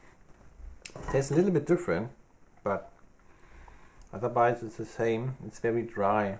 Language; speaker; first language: English; non-native, learner; German